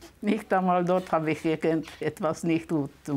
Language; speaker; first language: German; early bilingual, heritage; German